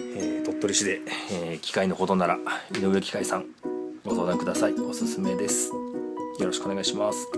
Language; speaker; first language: Japanese; native; Japanese